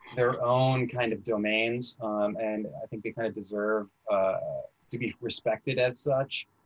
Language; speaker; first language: English; native; English